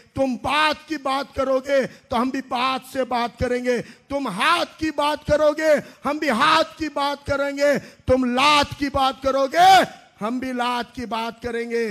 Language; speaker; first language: Hindi; non-native, local second language; Marathi